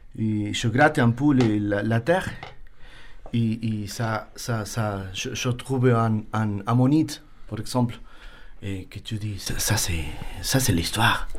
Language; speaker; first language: French; non-native, learner; Spanish